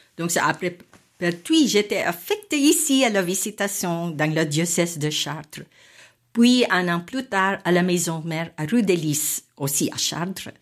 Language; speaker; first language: French; non-native, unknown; Filipino